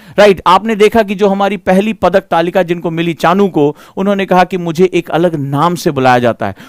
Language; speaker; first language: Hindi; native; Hindi